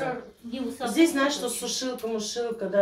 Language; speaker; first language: Russian; native; Russian